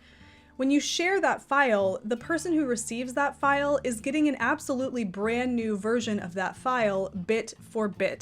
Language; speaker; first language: English; native; English